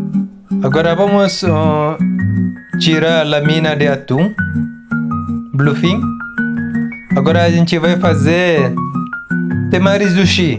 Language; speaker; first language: Portuguese; non-native, learner; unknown